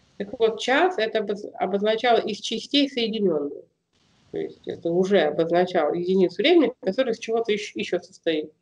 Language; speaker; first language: Russian; native; Russian